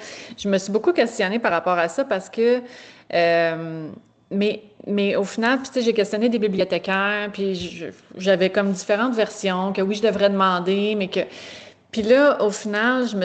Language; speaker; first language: French; native; French